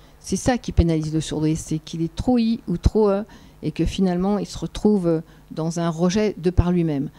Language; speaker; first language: French; native; French